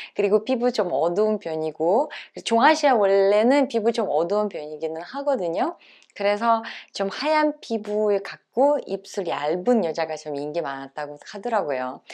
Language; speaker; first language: Korean; non-native, fluent; Uzbek